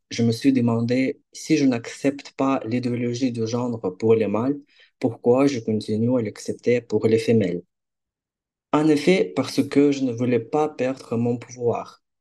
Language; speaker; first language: French; non-native, fluent; Ukrainian